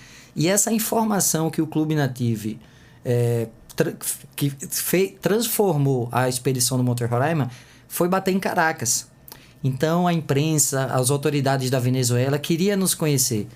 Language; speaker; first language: Portuguese; native; Portuguese